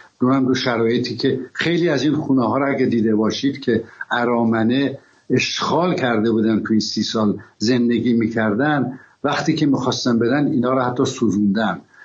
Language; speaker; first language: Persian; non-native, local second language; Azerbaijani